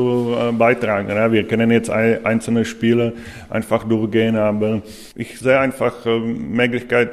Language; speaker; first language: German; non-native, fluent; Czech